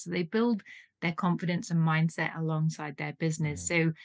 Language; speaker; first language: English; native; English